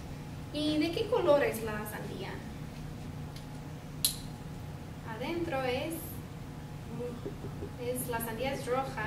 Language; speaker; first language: Spanish; non-native, fluent; English